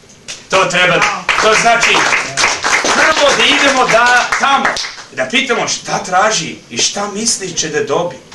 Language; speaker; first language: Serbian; early bilingual, heritage; Serbian